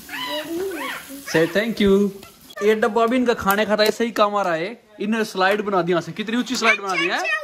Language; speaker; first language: Hindi; native; Hindi